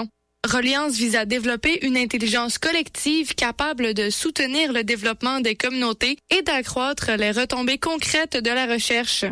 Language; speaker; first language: French; native; French